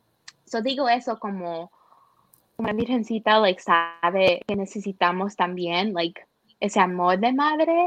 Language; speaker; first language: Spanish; early bilingual, heritage; Spanish